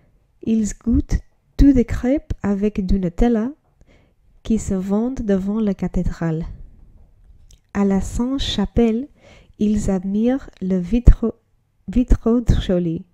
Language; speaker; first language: French; non-native, learner; English